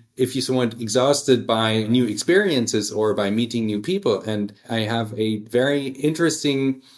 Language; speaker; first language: English; early bilingual, other home language; German